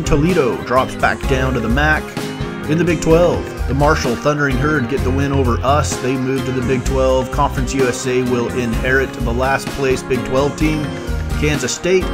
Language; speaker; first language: English; native; English